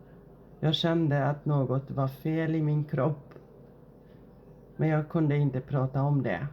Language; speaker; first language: Swedish; non-native, fluent; Arabic